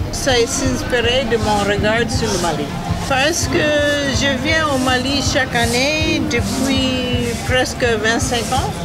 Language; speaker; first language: French; non-native, fluent; English